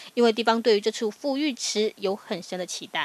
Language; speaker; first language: Chinese; native; Chinese